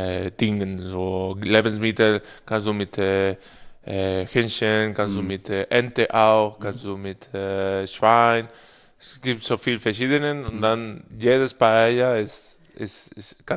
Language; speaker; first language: German; non-native, learner; Spanish